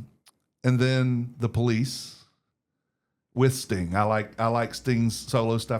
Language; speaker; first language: English; native; English